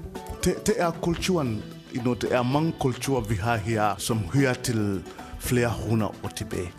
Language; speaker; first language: Danish; non-native, fluent; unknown